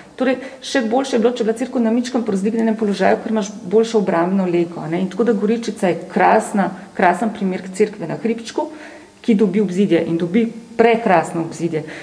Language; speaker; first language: Slovenian; native; Slovenian